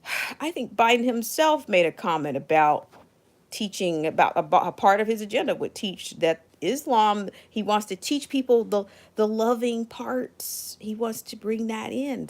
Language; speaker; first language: English; native; English